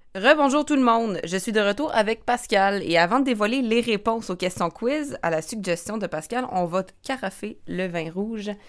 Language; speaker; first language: French; native; French